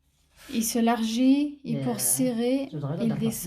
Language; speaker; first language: French; non-native, local second language; Arabic